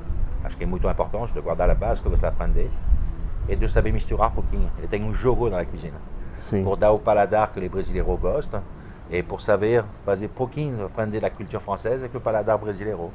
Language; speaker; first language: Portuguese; non-native, fluent; French